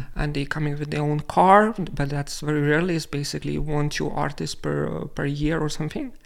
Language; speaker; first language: English; non-native, fluent; Lithuanian